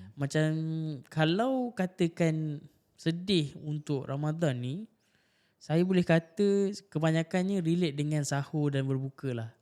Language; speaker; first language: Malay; native; Malay